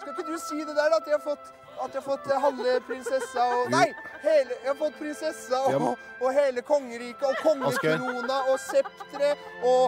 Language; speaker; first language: Norwegian; native; Norwegian